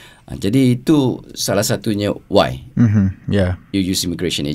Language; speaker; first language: Malay; native; Malay